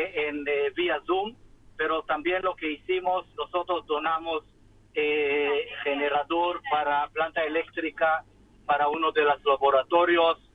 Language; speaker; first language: Spanish; non-native, fluent; Hebrew